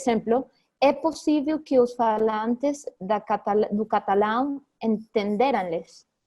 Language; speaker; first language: Portuguese; non-native, fluent; Spanish